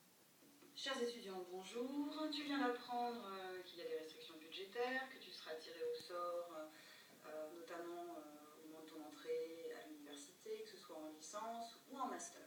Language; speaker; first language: French; native; French